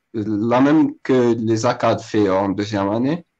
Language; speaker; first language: French; non-native, local second language; Arabic